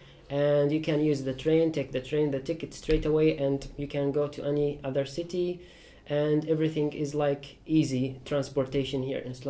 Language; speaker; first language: English; non-native, fluent; Persian